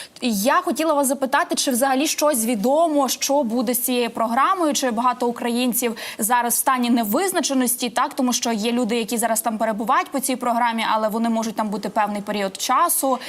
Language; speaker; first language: Ukrainian; native; Ukrainian